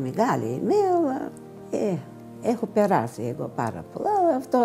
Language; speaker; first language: Greek; non-native, learner; Bulgarian